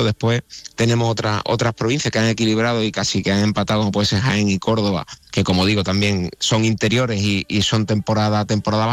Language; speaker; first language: Spanish; native; Spanish